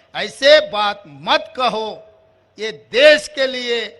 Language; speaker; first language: Hindi; non-native, local second language; Telugu